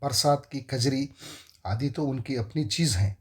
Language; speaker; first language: Hindi; non-native, local second language; Telugu